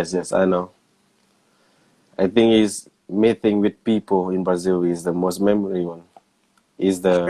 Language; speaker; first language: English; non-native, learner; Thai